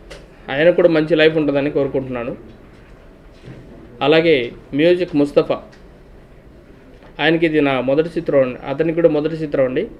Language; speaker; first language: Telugu; native; Telugu